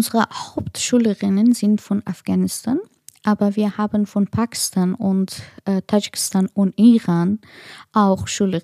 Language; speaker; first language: German; non-native, learner; Persian